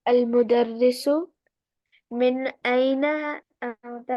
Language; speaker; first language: Arabic; non-native, learner; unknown